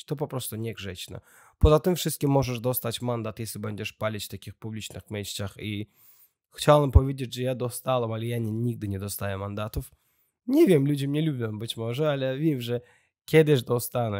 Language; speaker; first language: Polish; non-native, learner; Russian